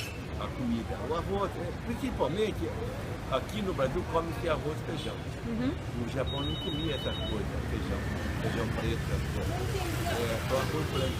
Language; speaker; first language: Portuguese; early bilingual, other home language; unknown